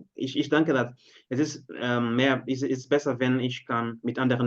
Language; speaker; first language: German; non-native, learner; Portuguese